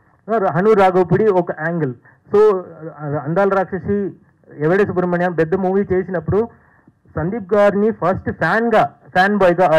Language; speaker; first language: Telugu; non-native, fluent; Tamil